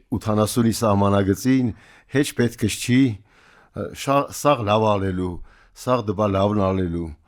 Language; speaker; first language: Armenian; native; Armenian